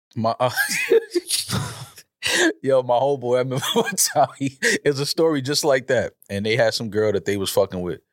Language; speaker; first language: English; native; English